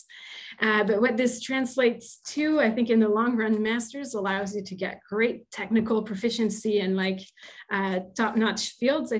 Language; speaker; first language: English; non-native, fluent; French